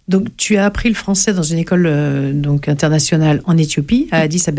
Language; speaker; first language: French; native; French